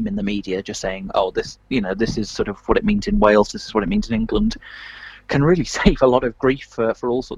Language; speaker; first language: English; native; English